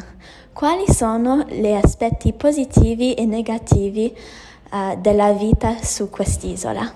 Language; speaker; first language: Italian; non-native, learner; English